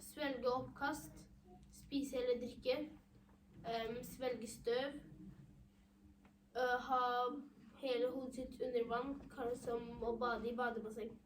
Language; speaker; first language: Norwegian; early bilingual, other home language; Urdu